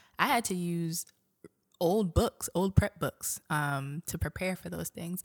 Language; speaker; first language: English; native; English